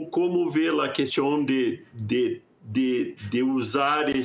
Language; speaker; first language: Spanish; non-native, fluent; Portuguese